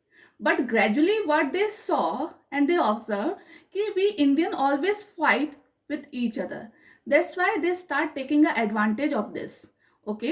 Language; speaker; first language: English; non-native, local second language; Hindi